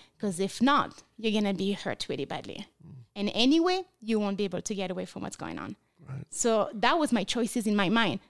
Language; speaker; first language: English; non-native, fluent; French